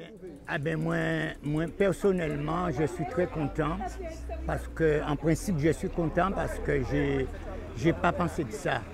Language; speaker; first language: French; non-native, local second language; Guadeloupean Creole French